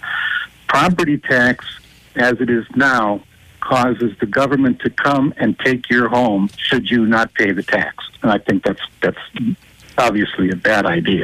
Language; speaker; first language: English; native; English